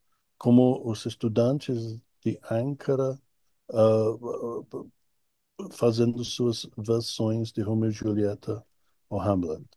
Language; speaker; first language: Portuguese; non-native, fluent; English